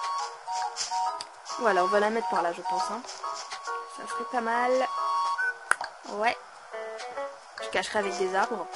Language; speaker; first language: French; native; French